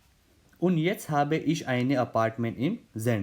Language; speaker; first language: German; non-native, fluent; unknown